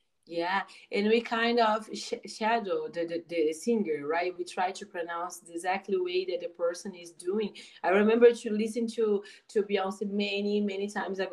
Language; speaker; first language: English; non-native, fluent; Portuguese